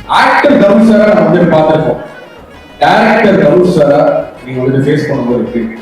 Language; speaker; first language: Tamil; native; Tamil